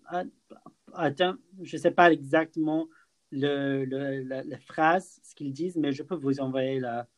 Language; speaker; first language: French; non-native, fluent; English